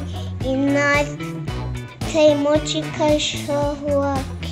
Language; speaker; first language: Portuguese; early bilingual, heritage; Portuguese